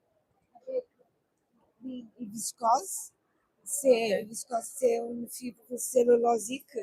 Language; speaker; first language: French; non-native, learner; Portuguese